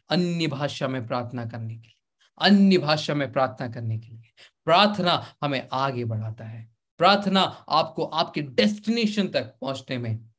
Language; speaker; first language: Hindi; native; Hindi